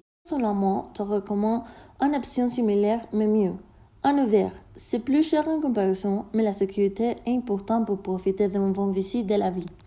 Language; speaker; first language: French; non-native, learner; Spanish